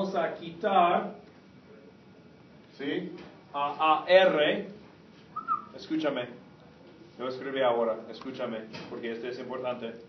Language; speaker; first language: Spanish; non-native, fluent; English